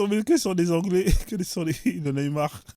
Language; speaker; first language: French; native; French